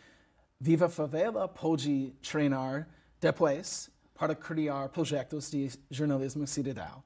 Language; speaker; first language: Portuguese; non-native, learner; English